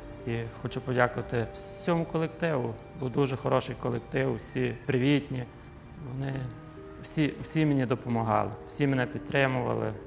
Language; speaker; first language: Ukrainian; native; Ukrainian